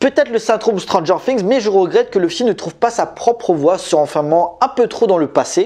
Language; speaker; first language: French; native; French